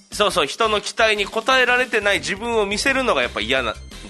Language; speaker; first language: Japanese; native; Japanese